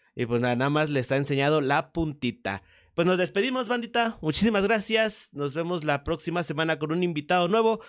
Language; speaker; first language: Spanish; native; Spanish